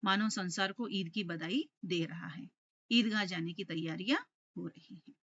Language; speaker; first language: Hindi; non-native, local second language; Telugu